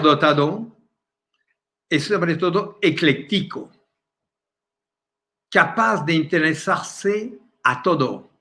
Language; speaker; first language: Spanish; non-native, fluent; French